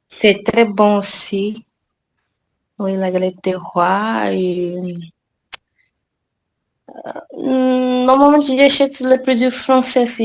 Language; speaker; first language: French; non-native, learner; Portuguese